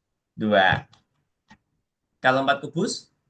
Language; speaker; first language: Indonesian; native; Indonesian